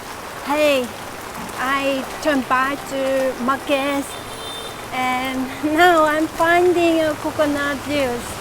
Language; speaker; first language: English; non-native, learner; Vietnamese